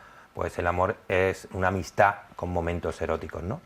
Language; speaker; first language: Spanish; native; Spanish